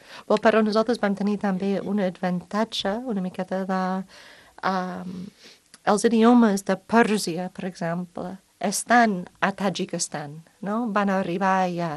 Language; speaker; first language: Catalan; non-native, fluent; English